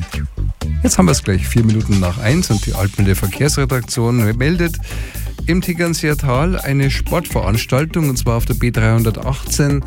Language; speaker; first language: German; native; German